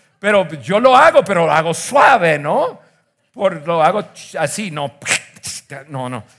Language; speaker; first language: Spanish; non-native, fluent; English